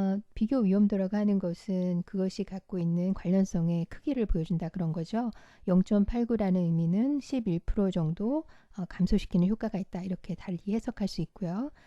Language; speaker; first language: Korean; native; Korean